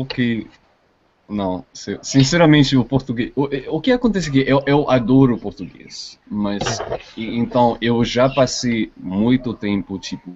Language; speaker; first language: Portuguese; non-native, fluent; English